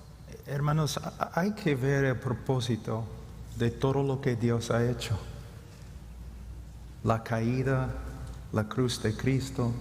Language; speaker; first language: Spanish; non-native, fluent; English